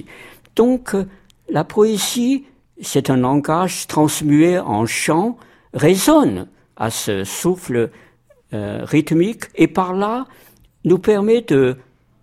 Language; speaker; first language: French; non-native, fluent; Chinese